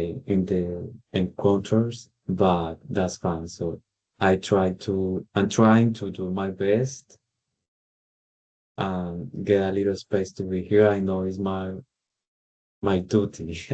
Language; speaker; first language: English; non-native, learner; Spanish